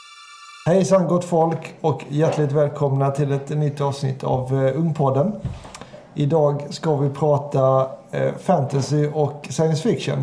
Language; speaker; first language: Swedish; native; Swedish